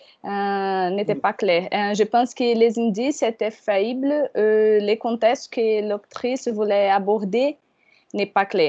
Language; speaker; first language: French; non-native, fluent; Portuguese